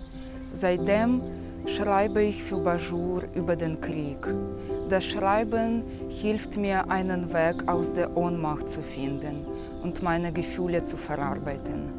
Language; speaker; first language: German; non-native, fluent; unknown